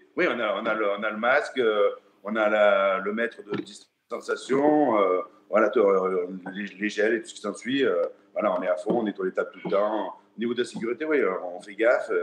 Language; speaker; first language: French; native; French